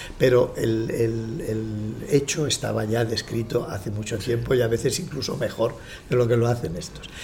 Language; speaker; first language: Spanish; native; Spanish